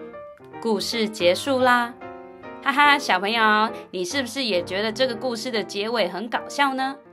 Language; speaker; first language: Chinese; native; Chinese